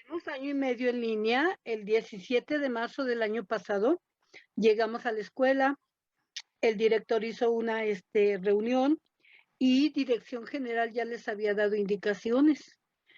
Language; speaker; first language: Spanish; native; Spanish